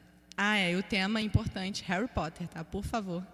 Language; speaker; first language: Portuguese; native; Portuguese